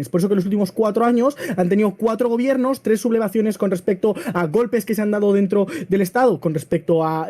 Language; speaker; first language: Spanish; native; Spanish